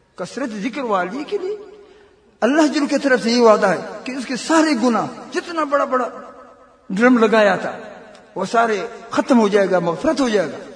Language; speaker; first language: Urdu; non-native, local second language; Pashto